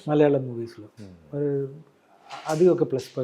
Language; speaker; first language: Telugu; non-native, learner; Malayalam